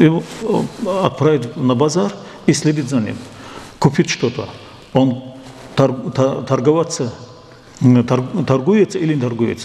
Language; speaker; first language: Russian; non-native, local second language; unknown